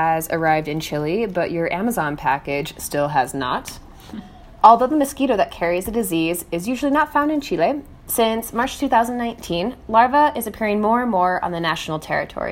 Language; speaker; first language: English; native; English